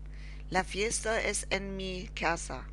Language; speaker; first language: Spanish; non-native, learner; Persian